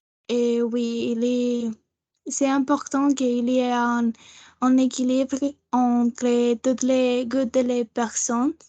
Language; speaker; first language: French; non-native, learner; Spanish